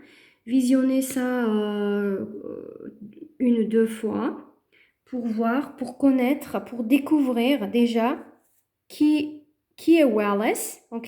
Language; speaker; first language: French; native; French